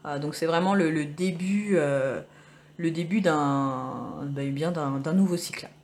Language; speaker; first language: French; native; French